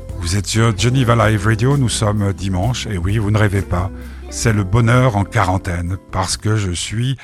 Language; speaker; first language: French; native; French